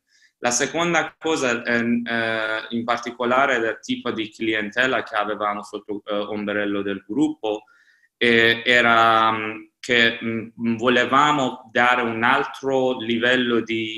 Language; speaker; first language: Italian; non-native, fluent; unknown